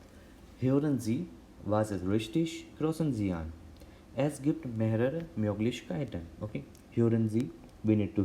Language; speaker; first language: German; non-native, learner; Hindi